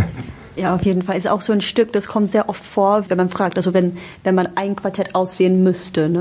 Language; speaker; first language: German; non-native, fluent; English